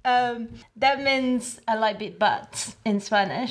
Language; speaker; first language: English; non-native, fluent; Spanish